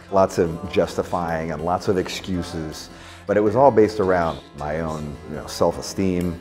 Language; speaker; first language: English; native; English